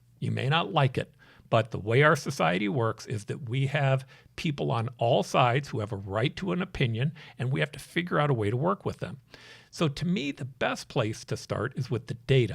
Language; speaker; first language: English; native; English